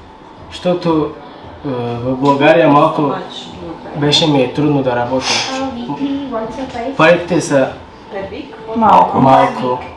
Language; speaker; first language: Bulgarian; non-native, local second language; Turkish